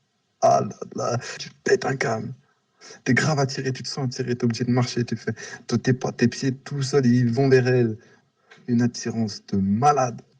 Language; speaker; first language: French; native; French